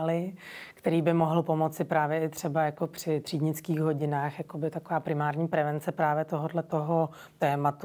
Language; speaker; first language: Czech; native; Czech